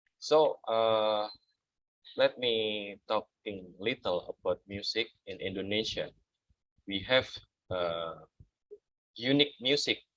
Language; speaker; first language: English; non-native, learner; Indonesian